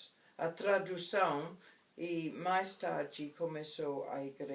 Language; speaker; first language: Portuguese; non-native, fluent; English